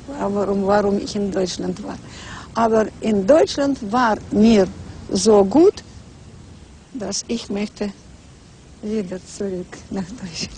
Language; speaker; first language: German; non-native, learner; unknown